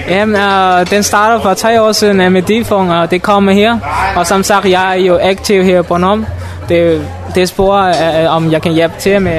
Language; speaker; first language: Danish; non-native, learner; Mon